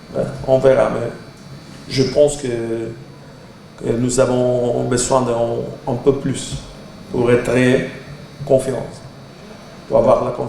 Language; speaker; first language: French; non-native, learner; Portuguese